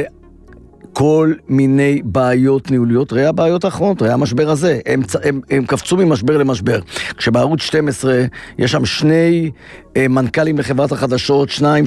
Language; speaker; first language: Hebrew; native; Hebrew